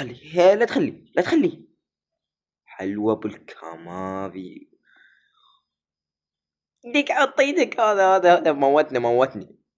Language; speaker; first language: Arabic; native; Arabic